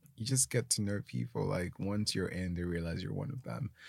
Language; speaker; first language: English; non-native, local second language; Akan